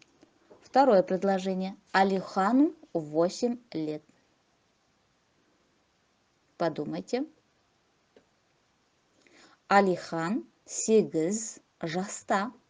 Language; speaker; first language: Russian; non-native, local second language; Kazakh